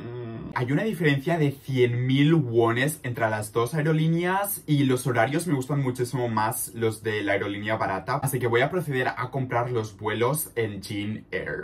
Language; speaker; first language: Spanish; native; Spanish